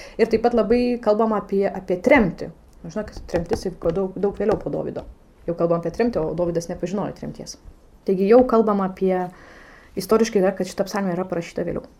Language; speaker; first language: Lithuanian; non-native, fluent; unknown